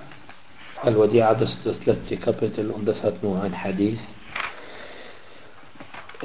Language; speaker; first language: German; non-native, fluent; Arabic